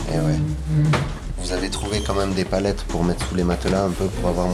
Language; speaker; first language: French; native; French